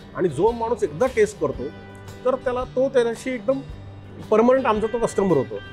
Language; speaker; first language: Marathi; non-native, local second language; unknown